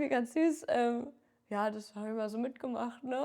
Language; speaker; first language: German; native; German